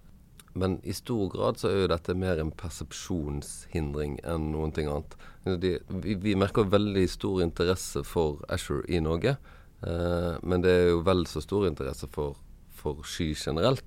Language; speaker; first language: Norwegian; native; Norwegian